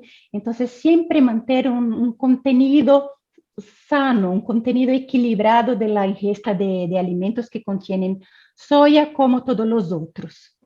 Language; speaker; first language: Spanish; non-native, fluent; Portuguese